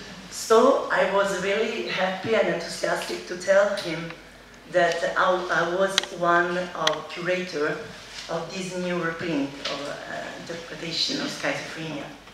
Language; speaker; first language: English; non-native, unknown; Italian